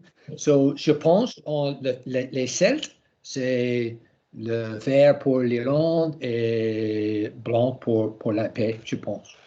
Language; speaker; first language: French; non-native, learner; English